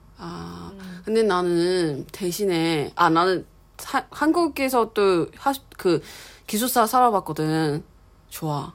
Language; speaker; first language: Korean; non-native, fluent; Chinese